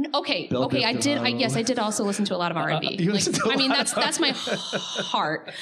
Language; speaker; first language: English; native; English